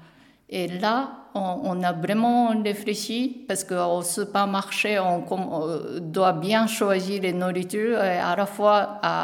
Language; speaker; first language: French; non-native, learner; Japanese